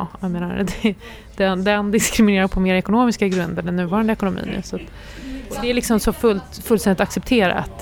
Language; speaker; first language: Swedish; native; Swedish